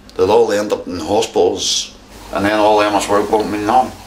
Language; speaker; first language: English; native; English